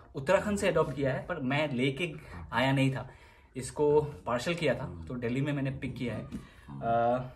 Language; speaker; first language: Hindi; non-native, local second language; Assamese